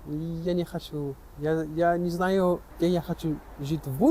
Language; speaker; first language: Russian; non-native, learner; French